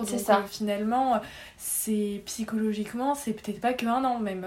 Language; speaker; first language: French; native; French